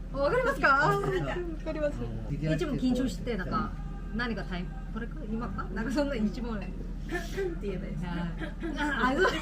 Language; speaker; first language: Japanese; non-native, learner; Korean